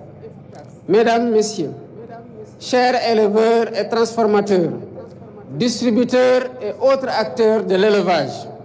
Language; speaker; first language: French; non-native, local second language; Wolof